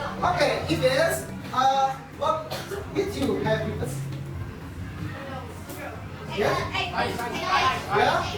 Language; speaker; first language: English; non-native, learner; Indonesian